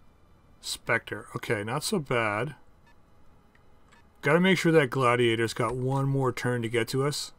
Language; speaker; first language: English; native; English